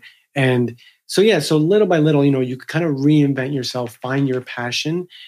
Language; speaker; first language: English; early bilingual, other home language; Spanish